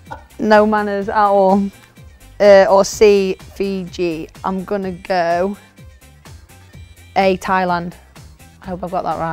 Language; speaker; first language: English; native; English